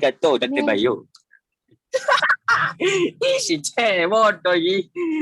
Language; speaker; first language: Japanese; non-native, learner; Indonesian